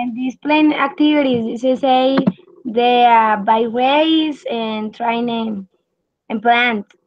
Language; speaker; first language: English; non-native, learner; Spanish